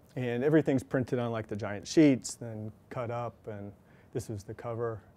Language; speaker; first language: English; native; English